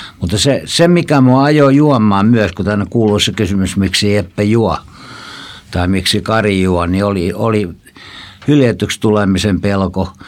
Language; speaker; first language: Finnish; native; Finnish